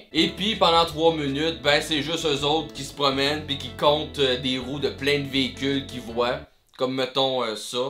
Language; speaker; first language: French; native; French